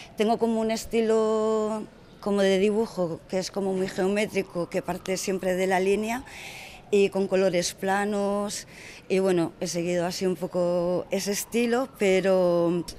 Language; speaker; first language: Spanish; native; Spanish